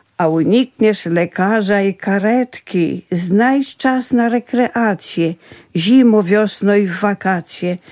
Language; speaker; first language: Polish; native; Polish